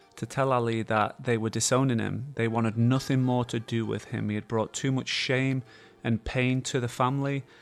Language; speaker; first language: English; native; English